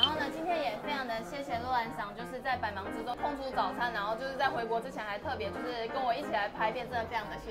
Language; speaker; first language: Chinese; native; Chinese